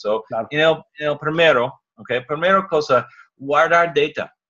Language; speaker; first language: Spanish; non-native, learner; English